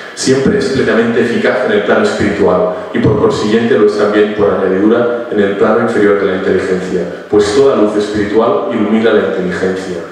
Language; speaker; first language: Spanish; non-native, local second language; Catalan